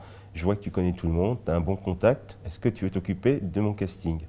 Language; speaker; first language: French; early bilingual, other home language; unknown